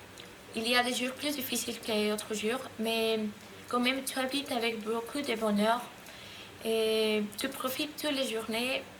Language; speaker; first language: French; non-native, learner; Spanish